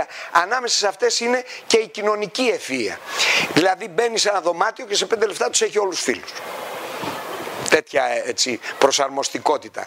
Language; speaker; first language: Greek; native; Greek